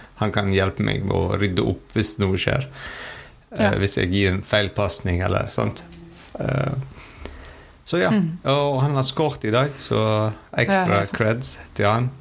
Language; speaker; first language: Norwegian; non-native, fluent; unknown